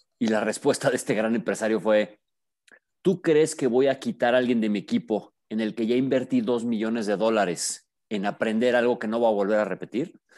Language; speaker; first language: Spanish; native; Spanish